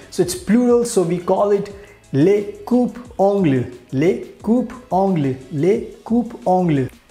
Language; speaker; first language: French; non-native, fluent; Hindi